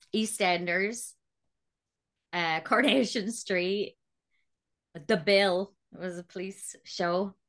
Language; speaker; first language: English; native; English